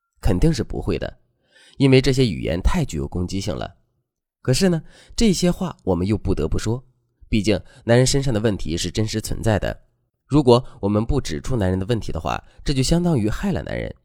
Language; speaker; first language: Chinese; native; Chinese